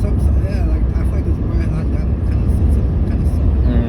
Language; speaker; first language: English; native; English